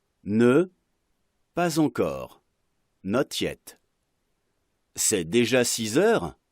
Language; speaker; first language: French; non-native, fluent; Arabic